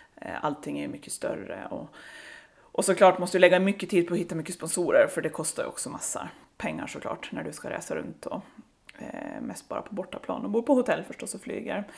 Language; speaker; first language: Swedish; native; Swedish